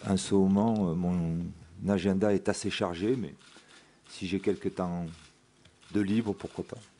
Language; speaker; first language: French; native; French